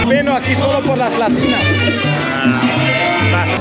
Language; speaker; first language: Spanish; non-native, learner; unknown